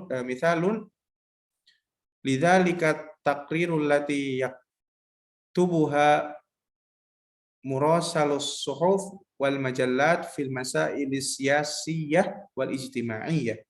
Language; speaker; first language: Arabic; non-native, learner; Indonesian